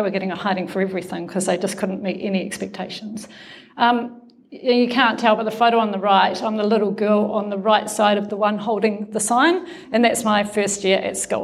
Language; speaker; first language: English; native; English